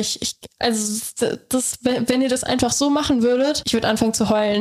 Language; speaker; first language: German; native; German